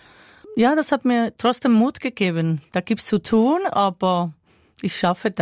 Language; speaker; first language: German; non-native, fluent; Spanish